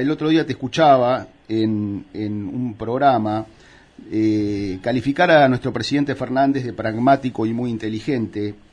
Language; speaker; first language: Spanish; native; Spanish